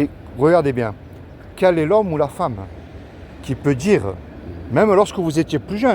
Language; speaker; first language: French; native; French